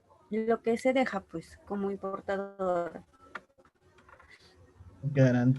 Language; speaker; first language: Spanish; native; Spanish